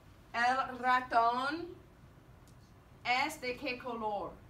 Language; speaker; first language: Spanish; non-native, fluent; English